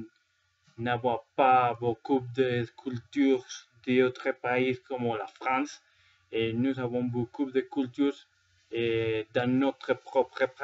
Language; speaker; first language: French; non-native, learner; Spanish